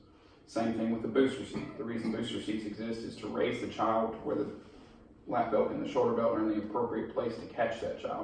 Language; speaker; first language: English; native; English